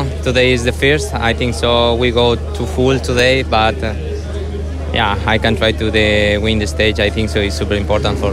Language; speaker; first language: English; non-native, learner; Spanish